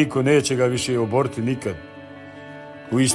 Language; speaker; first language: Bosnian; native; Bosnian